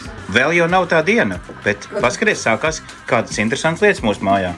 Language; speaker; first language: Latvian; native; Latvian